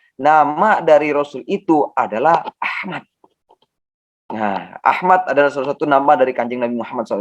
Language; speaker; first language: Indonesian; native; Indonesian